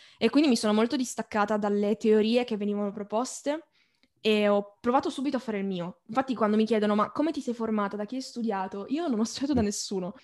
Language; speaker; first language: Italian; native; Italian